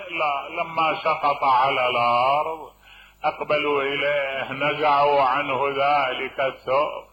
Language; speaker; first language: Arabic; native; Arabic